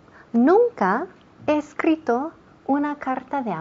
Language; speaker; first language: Spanish; non-native, fluent; English